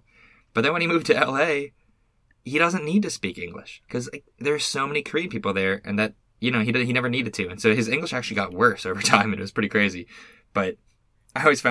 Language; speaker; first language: English; native; English